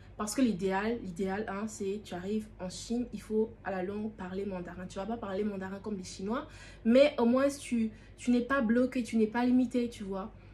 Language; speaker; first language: French; native; French